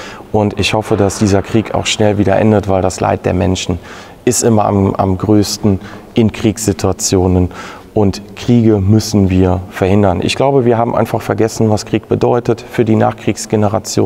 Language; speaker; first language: German; native; German